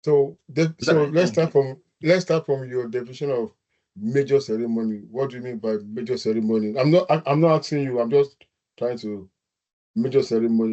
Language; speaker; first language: English; non-native, local second language; Yoruba